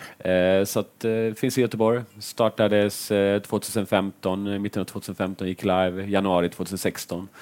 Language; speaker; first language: Swedish; early bilingual, other home language; Finnish